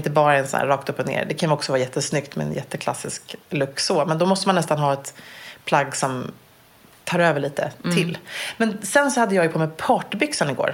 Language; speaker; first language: Swedish; native; Swedish